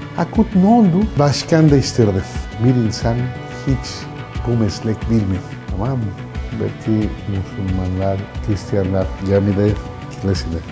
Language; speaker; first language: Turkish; non-native, learner; Spanish